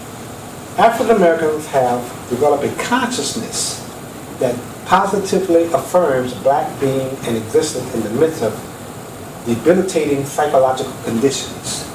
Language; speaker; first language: English; native; English